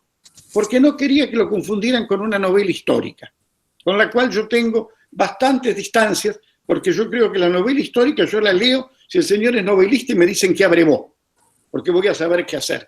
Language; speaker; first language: Spanish; native; Spanish